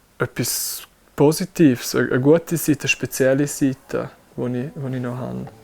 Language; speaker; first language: German; non-native, local second language; Romansh